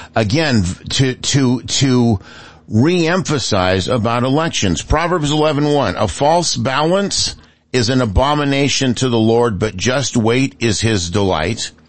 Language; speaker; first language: English; native; English